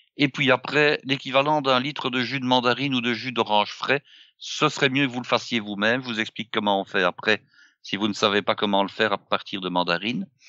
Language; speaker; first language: French; native; French